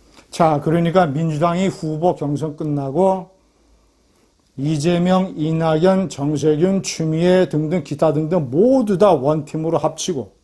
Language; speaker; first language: Korean; native; Korean